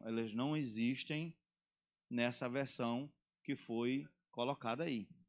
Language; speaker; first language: Portuguese; native; Portuguese